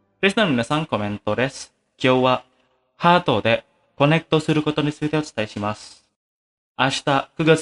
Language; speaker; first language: Japanese; non-native, fluent; Indonesian